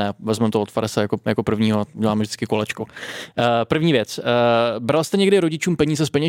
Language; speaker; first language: Czech; native; Czech